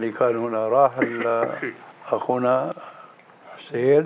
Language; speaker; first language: Arabic; native; Arabic